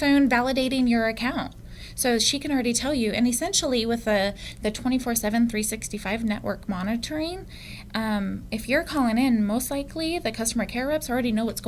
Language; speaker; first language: English; native; English